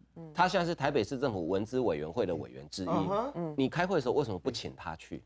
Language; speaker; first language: Chinese; native; Chinese